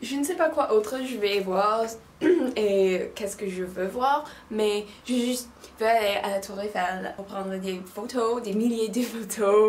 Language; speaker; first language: French; non-native, learner; English